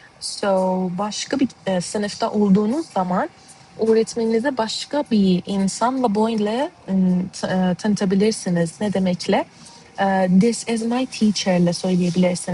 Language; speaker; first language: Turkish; non-native, fluent; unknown